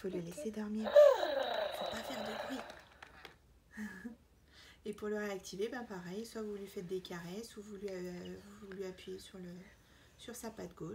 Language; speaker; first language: French; native; French